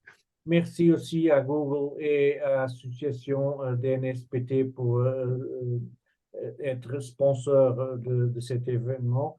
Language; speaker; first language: French; non-native, fluent; Portuguese